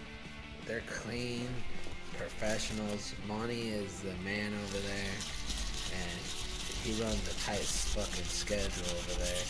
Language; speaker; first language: English; native; English